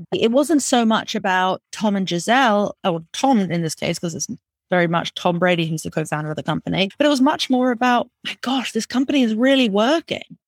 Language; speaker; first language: English; native; English